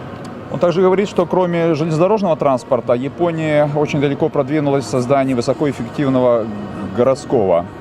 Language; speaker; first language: Russian; native; Russian